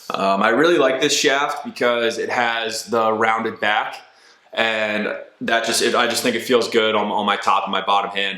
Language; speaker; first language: English; native; English